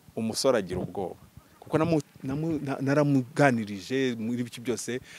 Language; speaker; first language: Kinyarwanda; early bilingual, heritage; Kinyarwanda